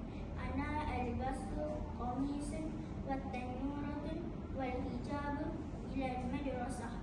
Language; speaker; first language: Arabic; non-native, learner; Malay